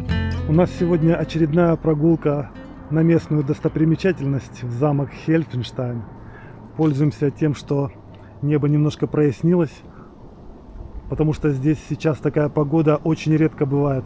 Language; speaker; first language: Russian; native; Russian